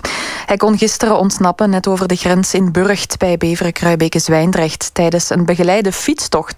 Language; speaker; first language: Dutch; native; Dutch